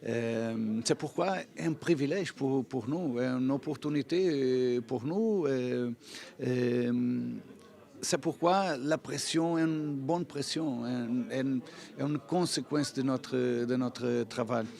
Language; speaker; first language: French; non-native, fluent; Portuguese